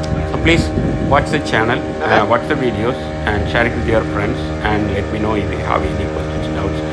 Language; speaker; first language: English; non-native, local second language; Tamil